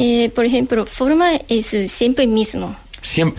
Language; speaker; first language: Spanish; non-native, learner; Japanese